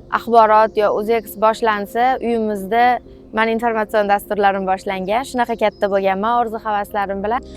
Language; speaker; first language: Uzbek; native; Uzbek